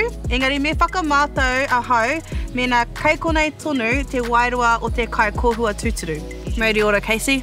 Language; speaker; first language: Māori; non-native, local second language; English